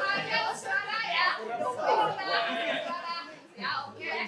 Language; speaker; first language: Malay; non-native, learner; Japanese